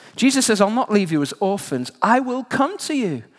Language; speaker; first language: English; native; English